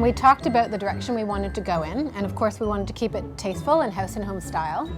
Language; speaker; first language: English; native; English